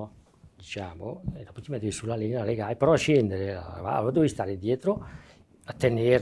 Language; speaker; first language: Italian; non-native, local second language; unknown